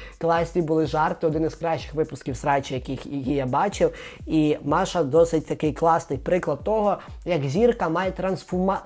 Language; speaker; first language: Ukrainian; native; Ukrainian